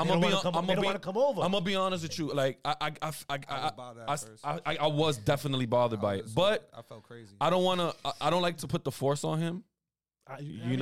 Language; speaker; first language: English; native; English